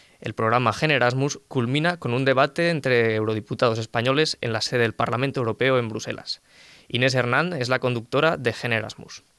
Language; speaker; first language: Spanish; native; Spanish